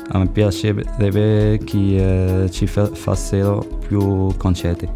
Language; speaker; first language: Italian; non-native, learner; Arabic